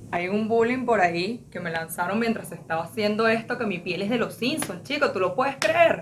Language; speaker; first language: Spanish; native; Spanish